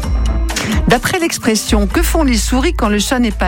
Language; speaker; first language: French; native; French